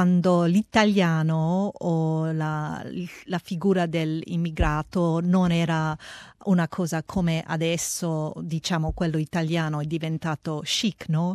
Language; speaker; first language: Italian; early bilingual, heritage; Italian